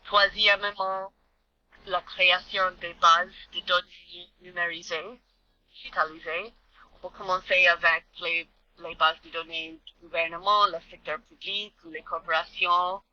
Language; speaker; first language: French; non-native, learner; English